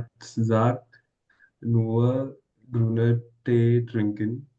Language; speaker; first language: German; non-native, learner; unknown